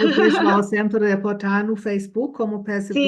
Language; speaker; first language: Portuguese; non-native, fluent; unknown